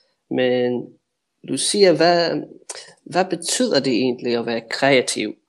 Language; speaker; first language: Danish; non-native, fluent; English